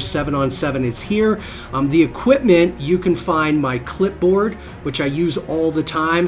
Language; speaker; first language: English; native; English